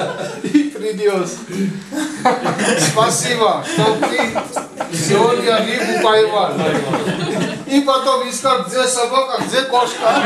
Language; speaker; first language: Russian; non-native, learner; Georgian